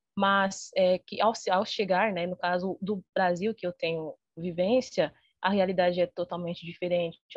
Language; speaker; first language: Portuguese; non-native, fluent; Haitian Creole